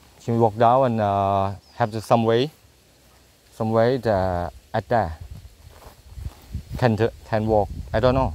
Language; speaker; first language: English; non-native, learner; Thai